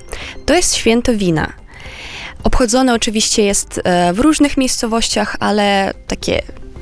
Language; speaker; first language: Polish; non-native, fluent; Romanian